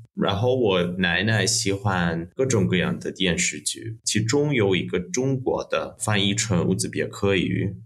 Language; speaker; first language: Chinese; non-native, fluent; Russian